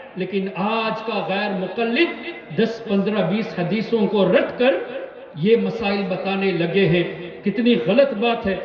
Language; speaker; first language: Urdu; non-native, local second language; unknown